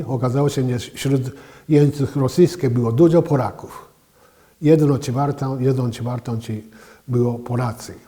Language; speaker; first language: Polish; non-native, fluent; Japanese